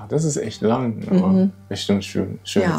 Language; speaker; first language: German; non-native, learner; Japanese